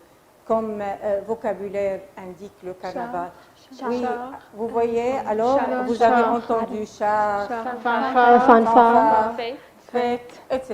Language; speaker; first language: French; non-native, fluent; Arabic